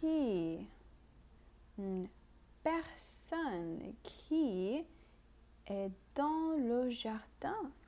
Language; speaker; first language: French; non-native, fluent; English